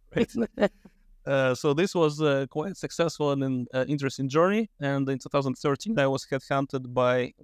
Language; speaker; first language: English; non-native, fluent; Russian